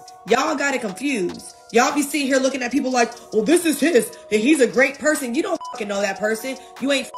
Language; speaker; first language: English; native; English